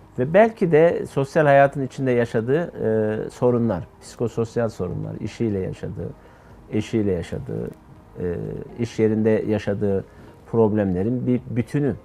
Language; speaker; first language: Turkish; native; Turkish